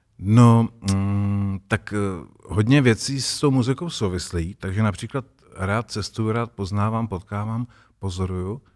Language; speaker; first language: Czech; native; Czech